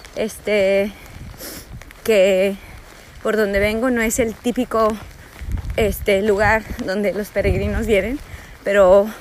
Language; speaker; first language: Spanish; early bilingual, heritage; Spanish